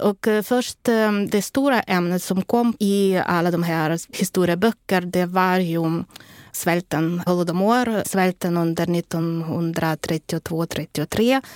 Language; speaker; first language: Swedish; non-native, fluent; Ukrainian